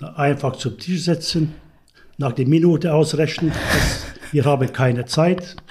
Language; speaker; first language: German; non-native, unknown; Hungarian